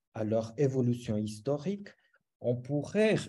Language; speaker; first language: French; non-native, fluent; Romanian